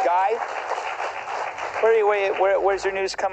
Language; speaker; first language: English; native; English